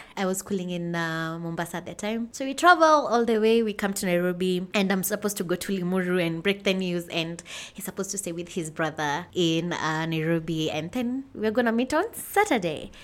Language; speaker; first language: English; non-native, local second language; Kikuyu